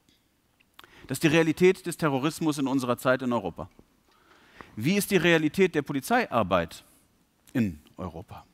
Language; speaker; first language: German; native; German